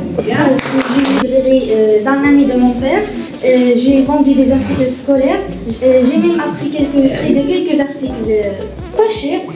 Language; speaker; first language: French; non-native, learner; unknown